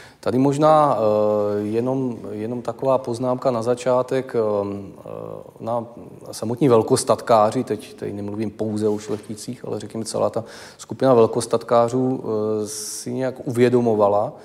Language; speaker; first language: Czech; native; Czech